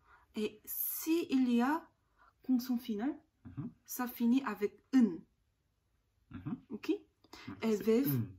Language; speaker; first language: French; non-native, learner; Korean